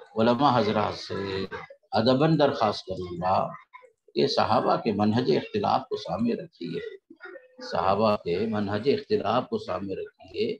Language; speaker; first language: Urdu; native; Urdu